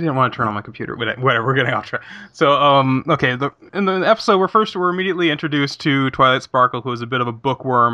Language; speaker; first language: English; native; English